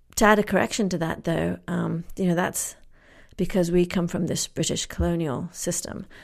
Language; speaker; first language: English; native; English